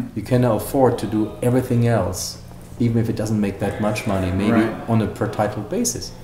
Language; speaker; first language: English; non-native, fluent; German